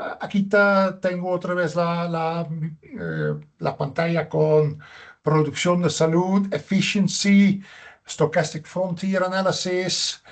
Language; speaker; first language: Spanish; non-native, fluent; Dutch